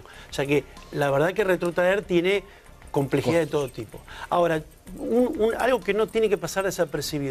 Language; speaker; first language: Spanish; native; Spanish